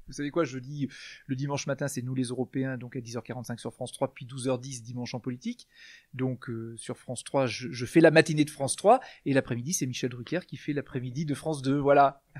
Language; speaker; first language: French; native; French